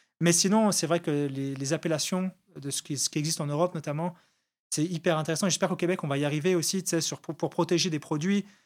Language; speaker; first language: French; native; French